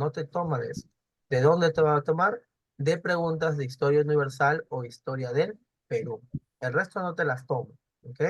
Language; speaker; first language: Spanish; native; Spanish